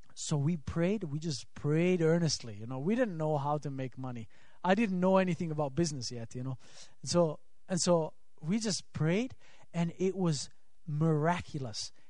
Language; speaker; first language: English; non-native, fluent; Swiss German